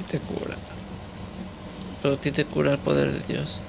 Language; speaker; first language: Spanish; native; Spanish